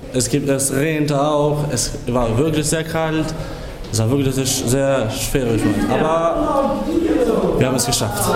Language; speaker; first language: German; non-native, learner; Albanian